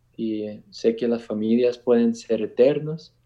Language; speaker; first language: Spanish; non-native, fluent; English